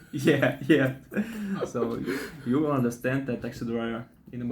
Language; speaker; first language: English; non-native, fluent; Russian